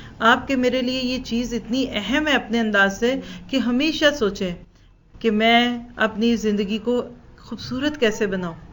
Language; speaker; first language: Urdu; native; Urdu